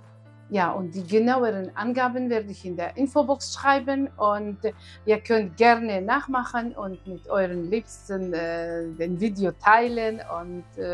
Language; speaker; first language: German; non-native, learner; Aramaic